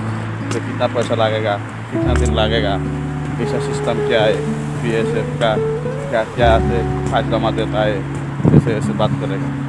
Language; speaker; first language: Hindi; non-native, learner; Nepali